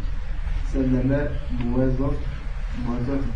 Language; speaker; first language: Arabic; non-native, learner; French